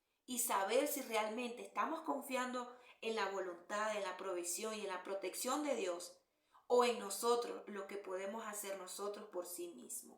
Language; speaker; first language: Spanish; native; Spanish